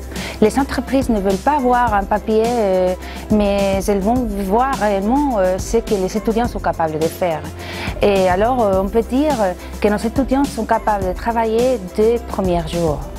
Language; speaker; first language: French; non-native, fluent; Spanish